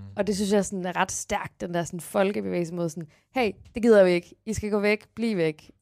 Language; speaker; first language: Danish; native; Danish